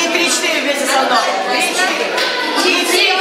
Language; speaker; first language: Russian; native; Russian